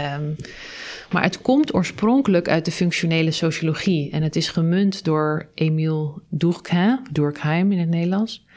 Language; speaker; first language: Dutch; native; Dutch